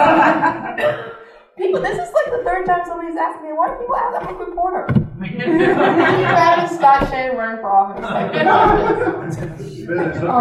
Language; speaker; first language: English; native; English